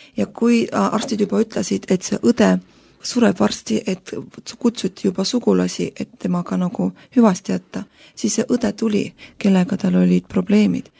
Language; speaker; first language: Estonian; non-native, local second language; Russian